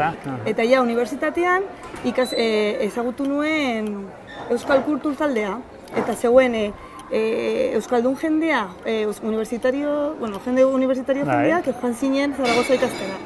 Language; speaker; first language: Basque; non-native, local second language; Spanish